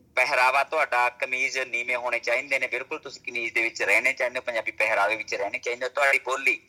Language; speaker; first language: Punjabi; native; Punjabi